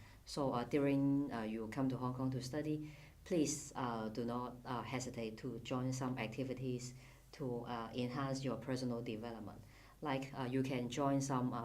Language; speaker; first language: English; non-native, fluent; Cantonese